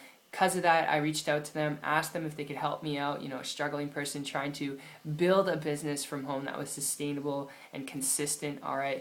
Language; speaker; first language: English; native; English